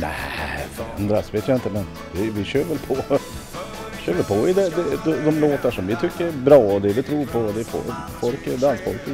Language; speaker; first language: Swedish; native; Swedish